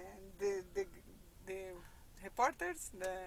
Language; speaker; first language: English; non-native, learner; Portuguese